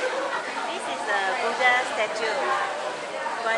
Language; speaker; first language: English; non-native, local second language; Chinese